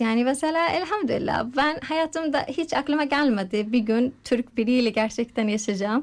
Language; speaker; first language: Turkish; non-native, fluent; Arabic